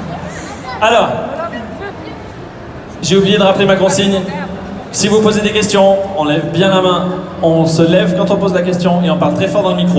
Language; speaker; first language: French; native; French